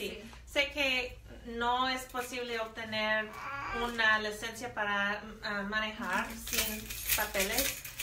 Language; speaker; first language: Spanish; non-native, fluent; English